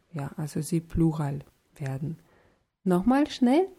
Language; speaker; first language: German; non-native, fluent; Russian